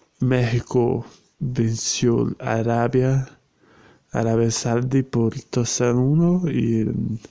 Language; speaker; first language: Spanish; non-native, learner; Portuguese